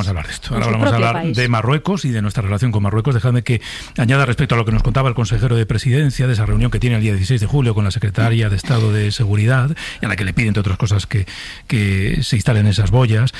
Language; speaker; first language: Spanish; native; Spanish